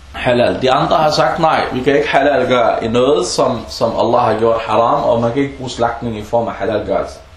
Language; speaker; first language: Danish; early bilingual, other home language; Arabic